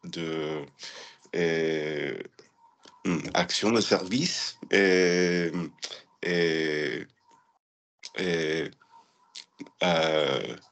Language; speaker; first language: French; non-native, learner; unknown